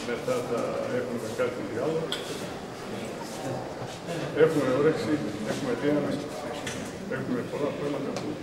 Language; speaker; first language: Greek; non-native, fluent; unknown